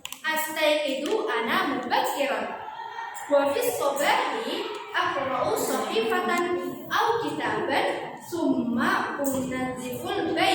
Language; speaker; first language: Arabic; non-native, learner; Indonesian